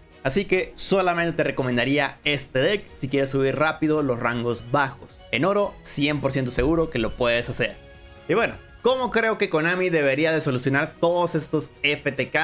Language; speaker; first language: Spanish; native; Spanish